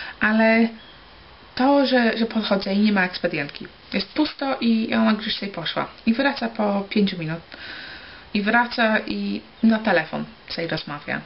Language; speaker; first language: Polish; early bilingual, heritage; Polish